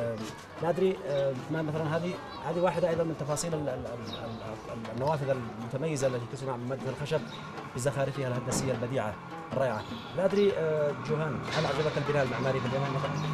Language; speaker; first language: Arabic; native; Arabic